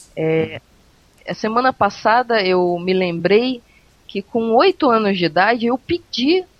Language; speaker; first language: Portuguese; native; Portuguese